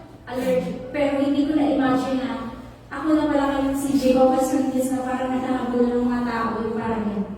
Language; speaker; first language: Filipino; native; Filipino